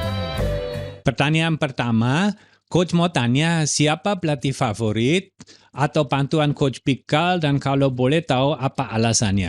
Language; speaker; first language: Indonesian; non-native, fluent; German